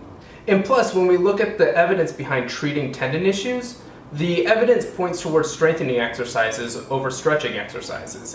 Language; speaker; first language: English; native; English